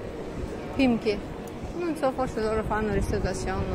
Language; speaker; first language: Italian; non-native, learner; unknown